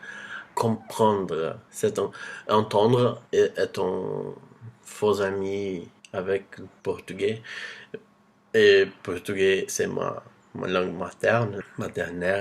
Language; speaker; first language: French; non-native, learner; Portuguese